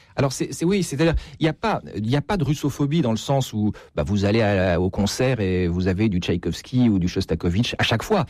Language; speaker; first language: French; native; French